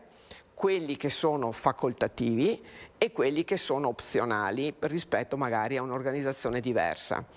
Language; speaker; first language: Italian; native; Italian